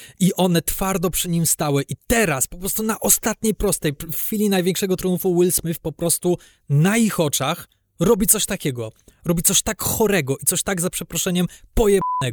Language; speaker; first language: Polish; native; Polish